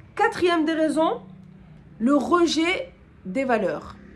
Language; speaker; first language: French; native; French